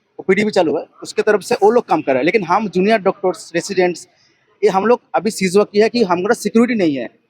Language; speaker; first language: Hindi; non-native, local second language; Bangla